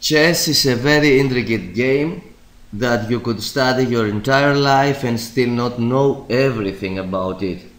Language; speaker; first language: English; non-native, fluent; Greek